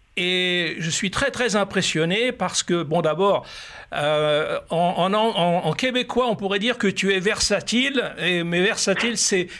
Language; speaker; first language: French; native; French